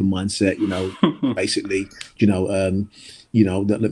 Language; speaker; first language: English; native; English